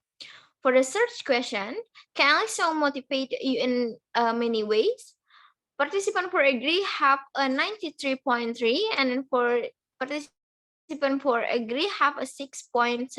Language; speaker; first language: English; non-native, learner; Indonesian